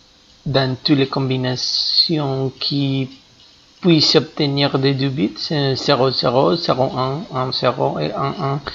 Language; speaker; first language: French; non-native, fluent; Spanish